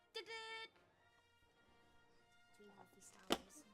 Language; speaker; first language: Welsh; non-native, local second language; English